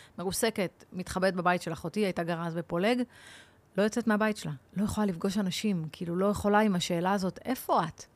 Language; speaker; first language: Hebrew; native; Hebrew